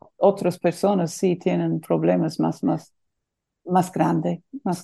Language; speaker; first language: Spanish; non-native, fluent; English